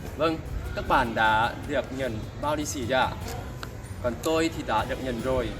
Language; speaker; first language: Vietnamese; non-native, fluent; Lao